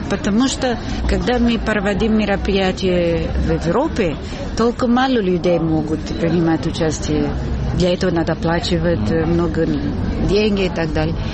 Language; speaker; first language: Russian; non-native, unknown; Italian